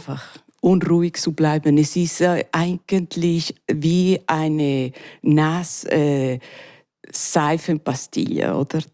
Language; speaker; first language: German; non-native, learner; Spanish